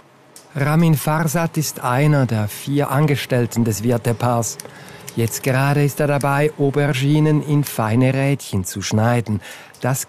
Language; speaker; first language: German; native; German